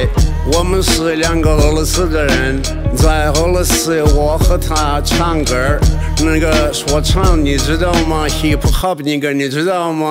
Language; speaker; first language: Chinese; non-native, learner; Russian